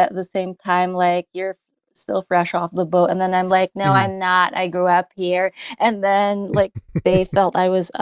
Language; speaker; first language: English; non-native, local second language; Filipino